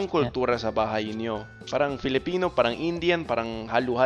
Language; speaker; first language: Filipino; non-native, fluent; English